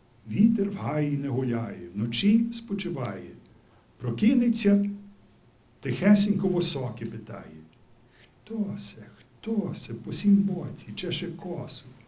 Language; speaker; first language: Ukrainian; early bilingual, heritage; Ukrainian